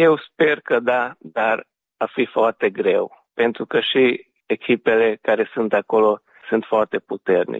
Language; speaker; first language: Romanian; early bilingual, heritage; Romanian